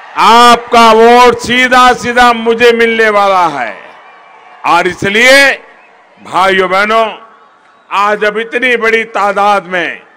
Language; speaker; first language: Hindi; non-native, local second language; Gujarati